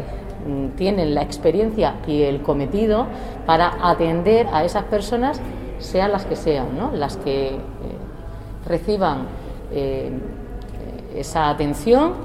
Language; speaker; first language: Spanish; native; Spanish